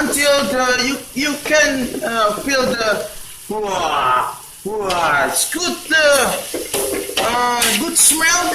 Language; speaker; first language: English; non-native, learner; Indonesian